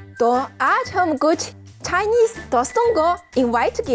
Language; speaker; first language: Hindi; non-native, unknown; Chinese